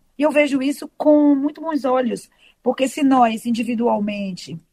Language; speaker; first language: Portuguese; native; Portuguese